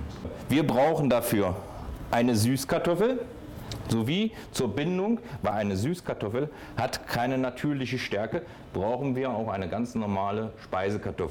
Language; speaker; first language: German; native; German